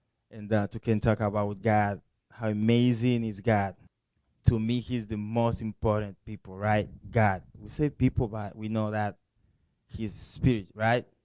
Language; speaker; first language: English; non-native, learner; Spanish